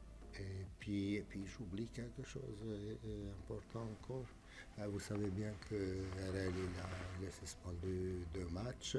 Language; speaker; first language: French; non-native, fluent; Romanian